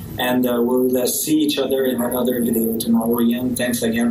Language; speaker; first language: English; non-native, fluent; French